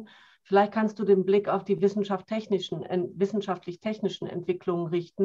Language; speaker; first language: German; native; German